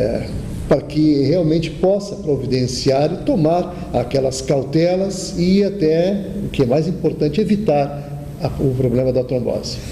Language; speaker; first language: Portuguese; native; Portuguese